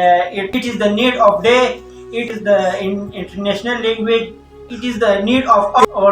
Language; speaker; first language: English; non-native, learner; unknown